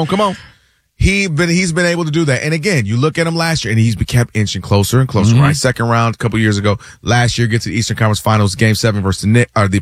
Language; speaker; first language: English; native; English